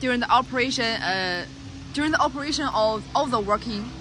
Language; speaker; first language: English; non-native, learner; Chinese